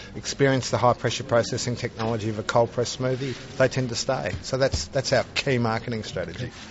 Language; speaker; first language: English; native; English